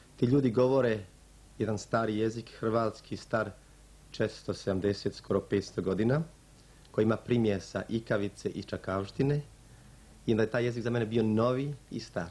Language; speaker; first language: Croatian; native; Croatian